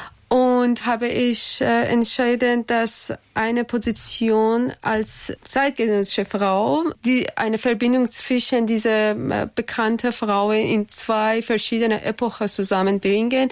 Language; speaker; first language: German; non-native, learner; Persian